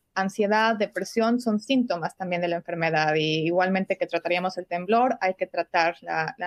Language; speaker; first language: Spanish; native; Spanish